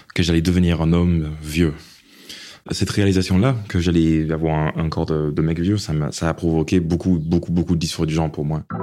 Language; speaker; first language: French; non-native, fluent; English